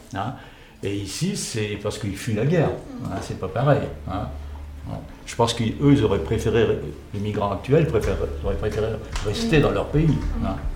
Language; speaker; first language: French; native; French